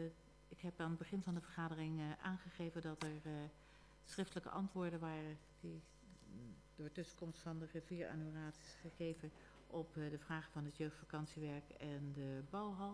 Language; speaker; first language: Dutch; native; Dutch